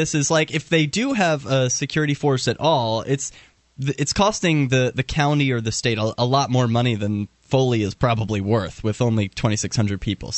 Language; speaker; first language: English; native; English